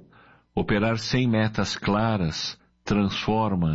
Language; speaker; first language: Portuguese; native; Portuguese